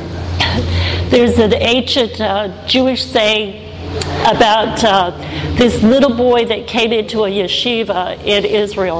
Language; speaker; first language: English; native; English